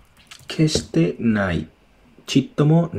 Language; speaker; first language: Japanese; non-native, learner; English